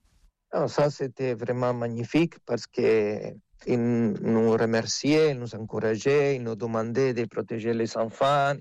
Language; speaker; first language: French; non-native, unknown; Spanish